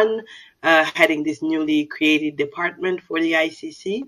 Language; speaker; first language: English; non-native, fluent; Soninke